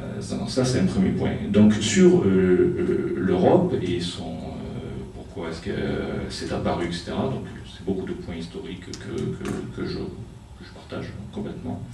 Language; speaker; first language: French; native; French